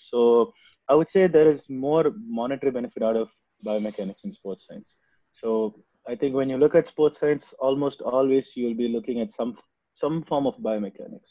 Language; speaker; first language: English; non-native, local second language; Tamil